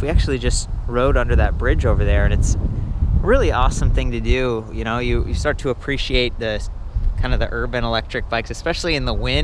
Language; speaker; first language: English; native; English